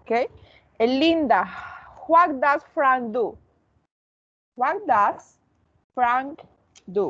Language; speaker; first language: English; non-native, learner; Spanish